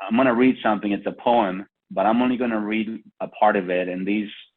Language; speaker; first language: English; non-native, fluent; Spanish